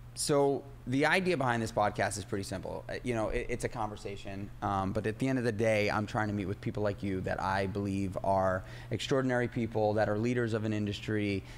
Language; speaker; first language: English; native; English